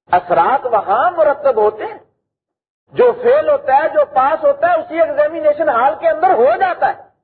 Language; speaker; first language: Urdu; non-native, local second language; Punjabi